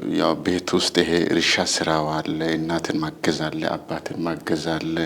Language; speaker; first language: Amharic; non-native, local second language; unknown